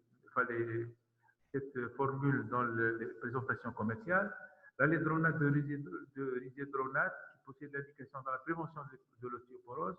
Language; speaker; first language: French; non-native, local second language; Arabic